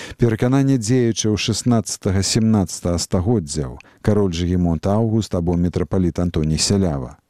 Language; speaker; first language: Belarusian; native; Belarusian